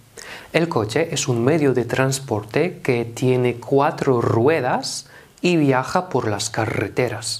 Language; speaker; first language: Spanish; non-native, fluent; Polish